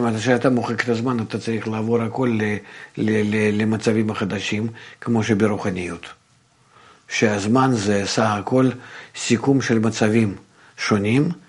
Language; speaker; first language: Hebrew; non-native, fluent; Russian